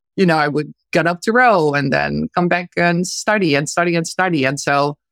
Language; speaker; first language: English; non-native, fluent; Dutch